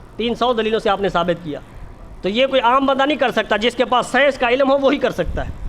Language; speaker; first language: Urdu; native; Urdu